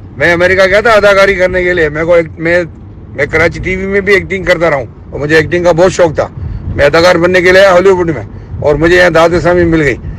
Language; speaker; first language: Urdu; native; Urdu